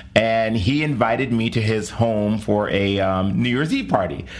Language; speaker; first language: English; native; English